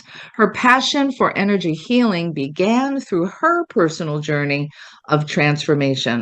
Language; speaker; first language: English; native; English